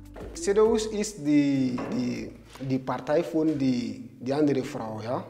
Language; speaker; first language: German; non-native, learner; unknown